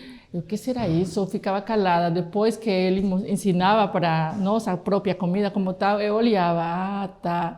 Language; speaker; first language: Portuguese; non-native, fluent; Spanish